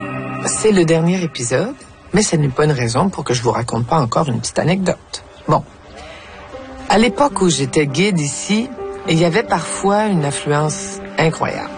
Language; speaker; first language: French; native; French